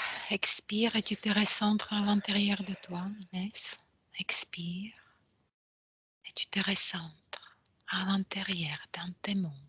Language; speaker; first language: French; non-native, fluent; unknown